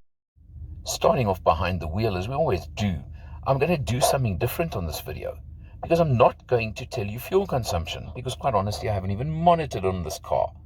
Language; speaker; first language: English; native; English